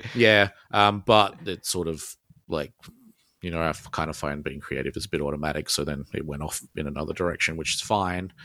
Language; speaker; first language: English; native; English